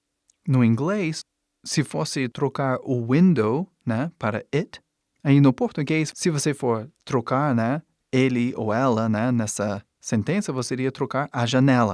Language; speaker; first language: Portuguese; non-native, fluent; English